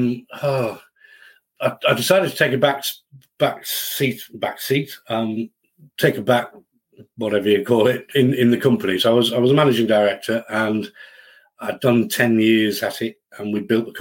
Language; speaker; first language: English; native; English